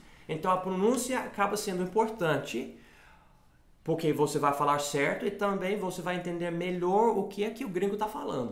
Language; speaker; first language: Portuguese; non-native, fluent; English